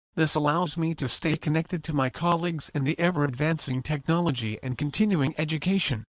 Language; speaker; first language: English; non-native, fluent; Spanish